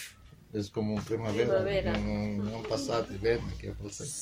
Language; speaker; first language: Catalan; non-native, fluent; Arabic